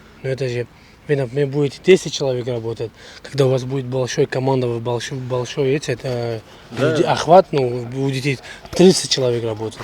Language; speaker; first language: Russian; non-native, fluent; Tajik